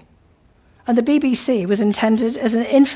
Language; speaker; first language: English; native; English